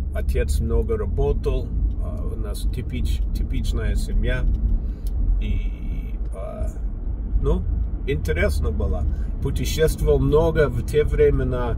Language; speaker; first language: Russian; non-native, fluent; English